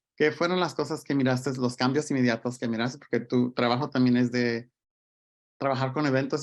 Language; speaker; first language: Spanish; early bilingual, other home language; English